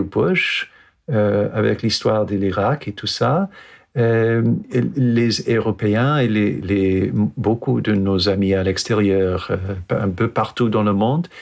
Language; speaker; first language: French; non-native, fluent; English